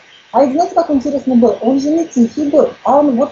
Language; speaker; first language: Russian; native; Russian